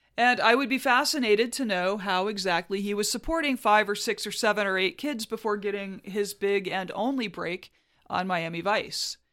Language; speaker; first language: English; native; English